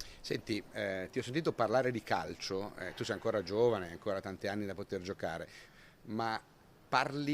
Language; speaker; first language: Italian; native; Italian